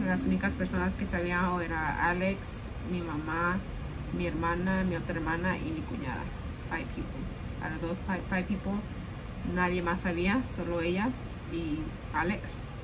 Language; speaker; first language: Spanish; early bilingual, heritage; Spanish